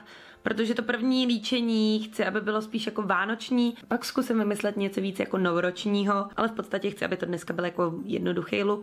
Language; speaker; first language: Czech; native; Czech